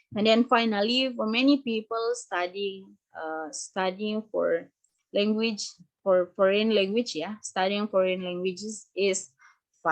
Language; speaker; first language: English; non-native, fluent; Indonesian